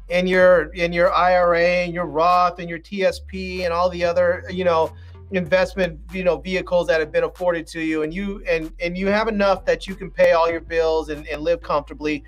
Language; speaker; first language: English; native; English